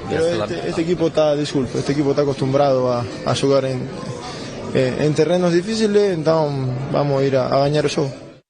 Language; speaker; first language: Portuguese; non-native, learner; Spanish